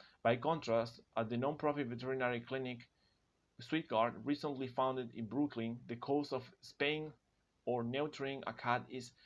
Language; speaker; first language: English; non-native, fluent; Spanish